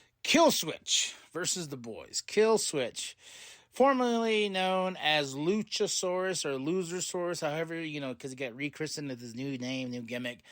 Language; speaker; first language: English; native; English